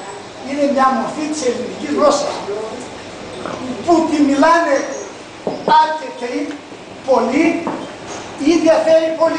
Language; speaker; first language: Greek; non-native, local second language; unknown